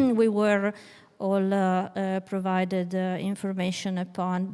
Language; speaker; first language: English; non-native, fluent; Italian